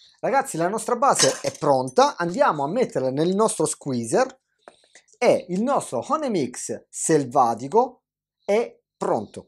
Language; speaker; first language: Italian; native; Italian